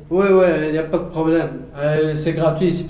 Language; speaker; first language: French; non-native, learner; Arabic